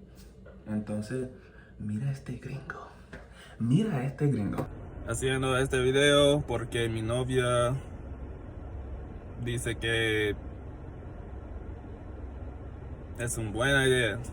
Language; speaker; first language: Spanish; non-native, fluent; English